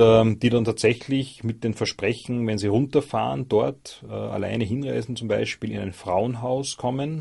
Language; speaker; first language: German; native; German